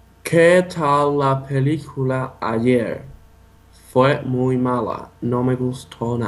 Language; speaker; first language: Spanish; non-native, learner; English